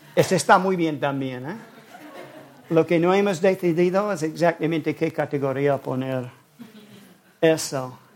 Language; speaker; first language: Spanish; non-native, fluent; English